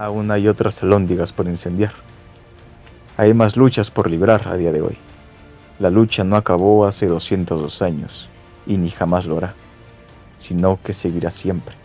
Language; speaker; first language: Spanish; native; Spanish